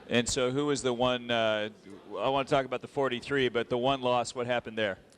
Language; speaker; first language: English; native; English